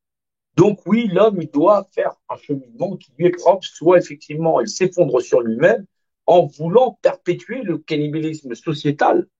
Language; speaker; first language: French; native; French